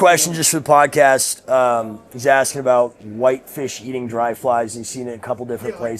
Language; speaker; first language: English; native; English